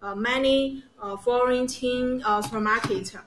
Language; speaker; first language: English; non-native, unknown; Chinese